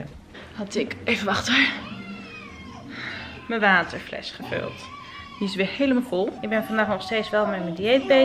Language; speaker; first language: Dutch; native; Dutch